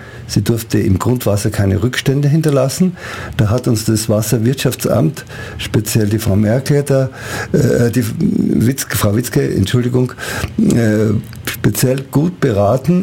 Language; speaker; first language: German; native; German